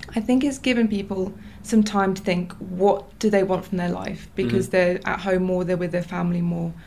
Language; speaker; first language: English; native; English